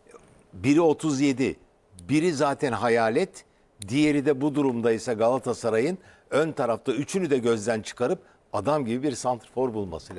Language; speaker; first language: Turkish; native; Turkish